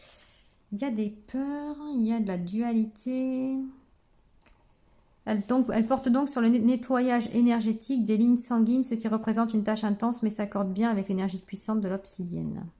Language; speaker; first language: French; native; French